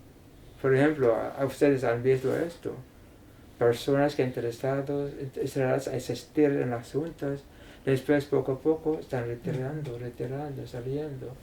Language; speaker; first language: Spanish; non-native, learner; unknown